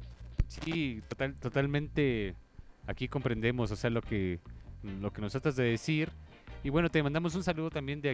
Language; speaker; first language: Spanish; native; Spanish